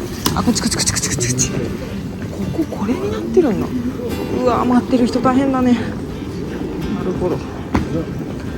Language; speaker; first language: Japanese; native; Japanese